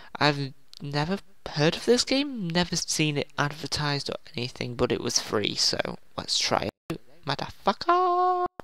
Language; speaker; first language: English; native; English